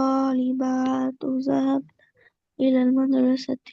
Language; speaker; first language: Arabic; non-native, learner; Bangla